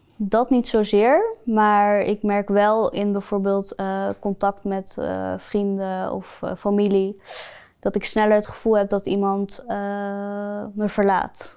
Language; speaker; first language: Dutch; early bilingual, other home language; Spanish